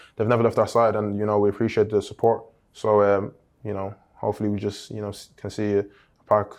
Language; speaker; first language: English; native; English